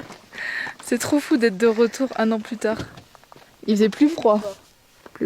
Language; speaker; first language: French; native; French